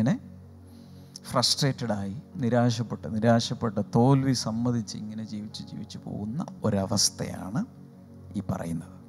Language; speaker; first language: Malayalam; native; Malayalam